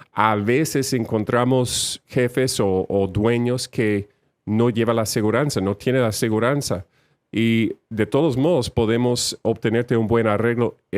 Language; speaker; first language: Spanish; non-native, fluent; English